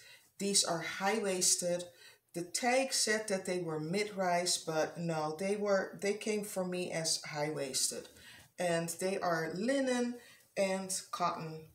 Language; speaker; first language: English; non-native, fluent; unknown